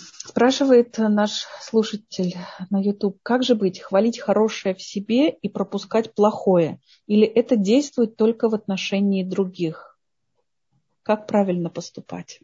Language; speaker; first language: Russian; native; Russian